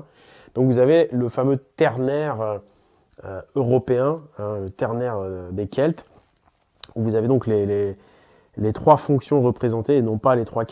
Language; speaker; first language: French; native; French